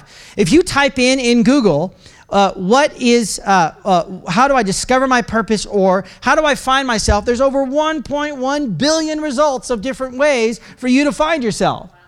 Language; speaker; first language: English; native; English